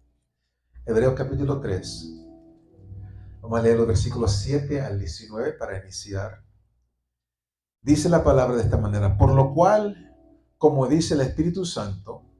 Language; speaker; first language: Spanish; native; Spanish